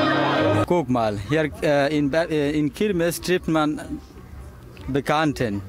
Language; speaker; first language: German; non-native, learner; Bangla